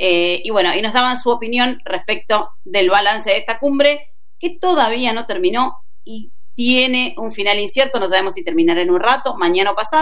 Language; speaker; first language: Spanish; native; Spanish